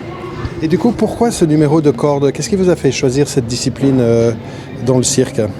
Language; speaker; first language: French; native; French